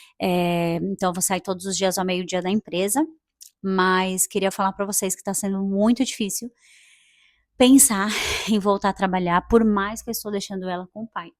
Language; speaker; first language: Portuguese; native; Portuguese